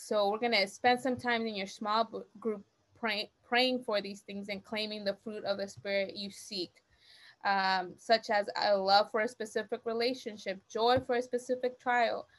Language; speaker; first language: English; native; English